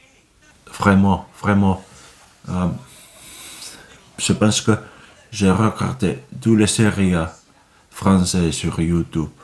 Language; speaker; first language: French; non-native, learner; Finnish